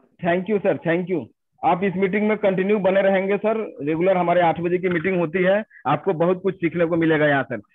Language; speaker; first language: Hindi; native; Hindi